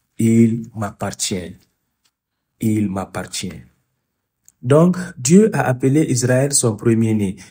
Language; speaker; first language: French; non-native, fluent; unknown